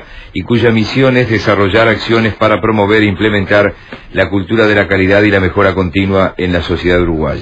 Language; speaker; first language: Spanish; native; Spanish